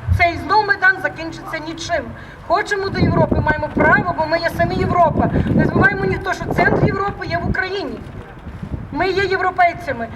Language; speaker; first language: Ukrainian; native; Ukrainian